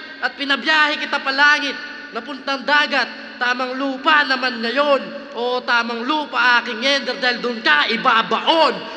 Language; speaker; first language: Filipino; non-native, local second language; Waray